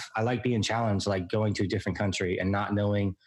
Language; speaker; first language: English; native; English